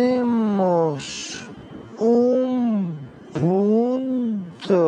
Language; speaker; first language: Spanish; native; Spanish